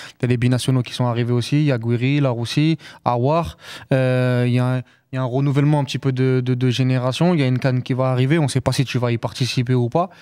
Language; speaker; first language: French; native; French